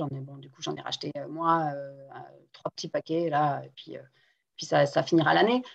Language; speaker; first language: French; non-native, local second language; Guadeloupean Creole French